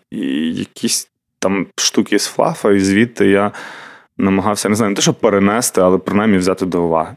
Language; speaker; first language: Ukrainian; native; Ukrainian